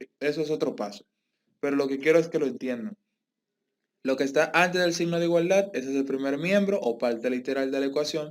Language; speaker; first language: Spanish; native; Spanish